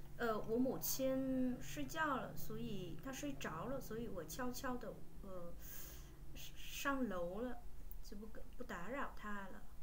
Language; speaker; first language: Chinese; non-native, fluent; Vietnamese